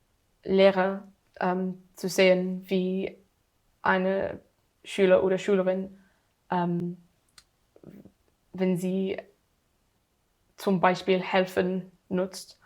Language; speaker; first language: German; non-native, learner; English